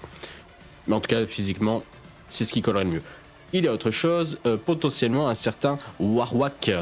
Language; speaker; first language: French; native; French